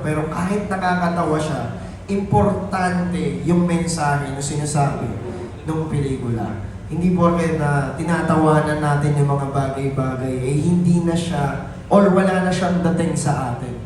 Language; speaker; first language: Filipino; native; Filipino